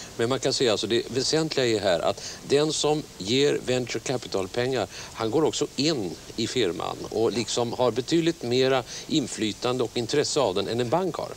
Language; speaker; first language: Swedish; native; Swedish